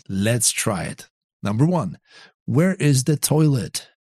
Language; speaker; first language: English; non-native, fluent; Polish